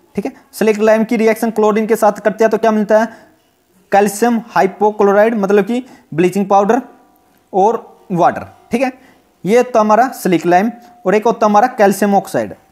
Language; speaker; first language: Hindi; native; Hindi